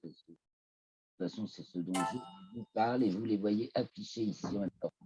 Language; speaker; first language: French; native; French